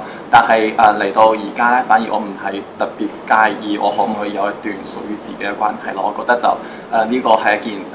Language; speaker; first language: Cantonese; native; Cantonese